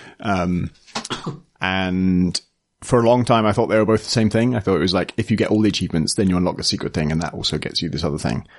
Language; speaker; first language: English; native; English